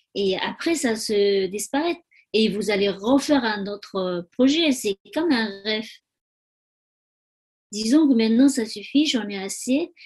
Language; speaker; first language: French; non-native, learner; Tibetan